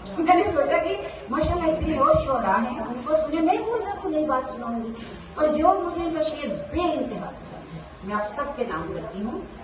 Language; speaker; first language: Urdu; native; Urdu